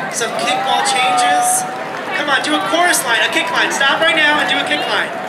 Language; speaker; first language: English; native; English